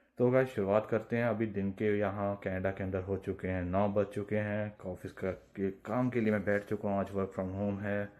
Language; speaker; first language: Hindi; non-native, local second language; Punjabi